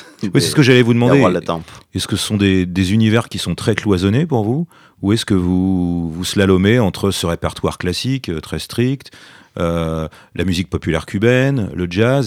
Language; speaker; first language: French; native; French